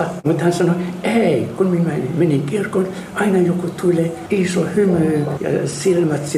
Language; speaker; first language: Finnish; non-native, fluent; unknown